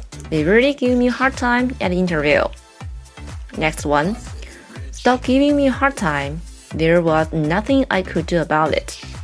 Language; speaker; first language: English; non-native, fluent; Chinese